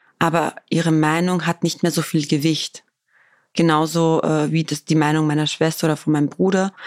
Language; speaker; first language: German; early bilingual, other home language; Albanian